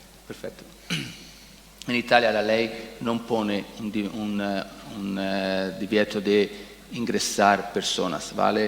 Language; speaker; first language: Spanish; non-native, learner; Italian